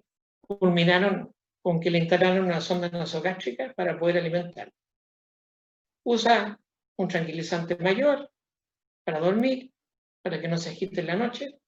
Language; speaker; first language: Spanish; native; Spanish